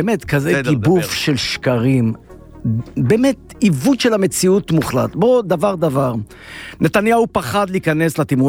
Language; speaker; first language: Hebrew; native; Hebrew